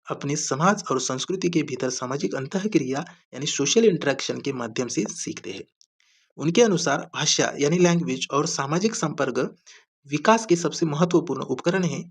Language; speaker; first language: Hindi; non-native, local second language; Marathi